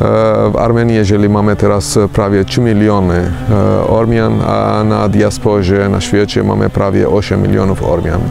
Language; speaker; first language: Polish; non-native, fluent; Armenian